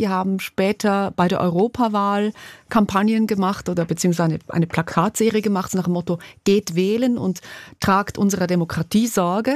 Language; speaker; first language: German; native; German